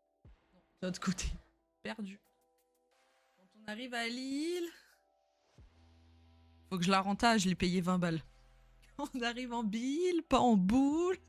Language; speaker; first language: French; native; French